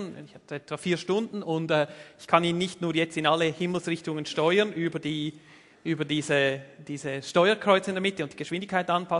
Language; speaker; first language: German; native; German